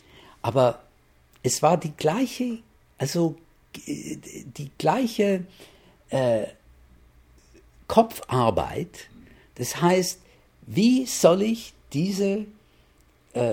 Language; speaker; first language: German; non-native, fluent; English